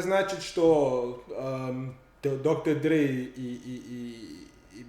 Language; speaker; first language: Russian; non-native, learner; English